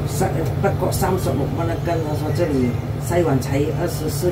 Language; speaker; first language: Chinese; non-native, local second language; Cantonese